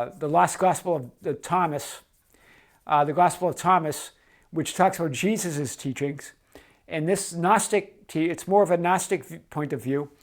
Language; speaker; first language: English; native; English